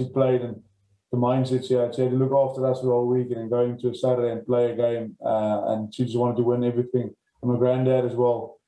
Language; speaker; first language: English; non-native, local second language; Afrikaans